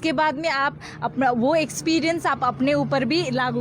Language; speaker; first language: Hindi; native; Hindi